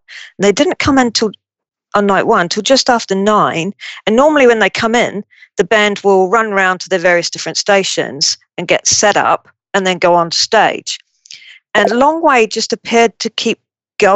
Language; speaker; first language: English; native; English